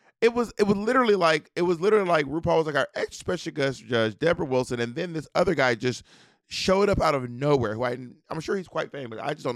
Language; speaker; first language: English; native; English